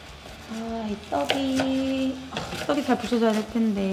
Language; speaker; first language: Korean; native; Korean